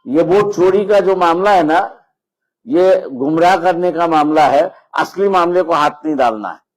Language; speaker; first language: Hindi; non-native, local second language; Marathi